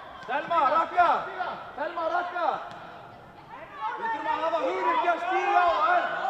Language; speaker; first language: Icelandic; non-native, learner; Swedish